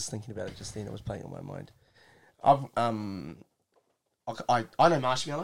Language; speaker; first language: English; native; English